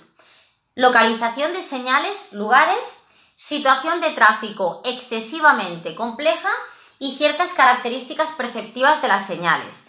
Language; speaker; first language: Spanish; native; Spanish